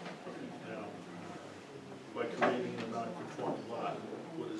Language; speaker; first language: English; native; English